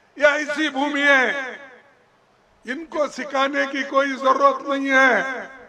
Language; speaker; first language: Hindi; non-native, local second language; Kannada